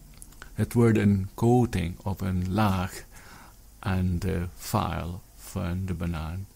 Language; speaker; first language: Dutch; non-native, learner; Filipino